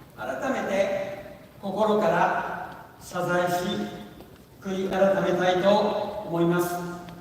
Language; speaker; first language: Japanese; native; Japanese